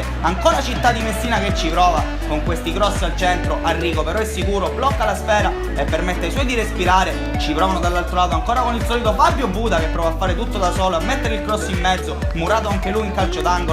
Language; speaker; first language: Italian; native; Italian